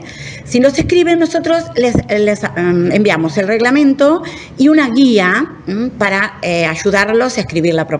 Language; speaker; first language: Spanish; native; Spanish